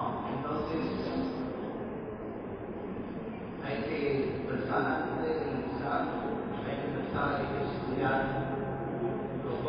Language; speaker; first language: Spanish; non-native, learner; Chinese